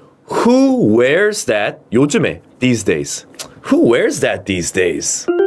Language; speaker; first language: English; early bilingual, other home language; Korean